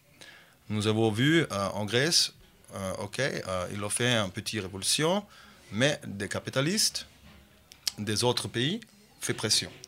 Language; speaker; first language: French; non-native, fluent; Bosnian